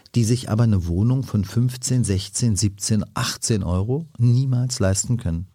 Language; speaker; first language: German; native; German